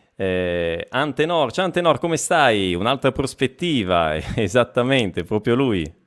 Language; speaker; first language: Italian; native; Italian